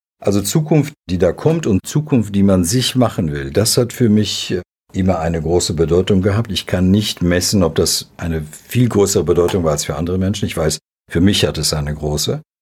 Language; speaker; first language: German; early bilingual, other home language; Serbian